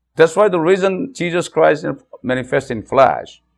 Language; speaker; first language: English; non-native, fluent; Korean